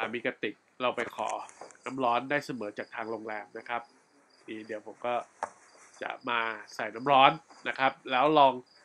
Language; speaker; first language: Thai; native; Thai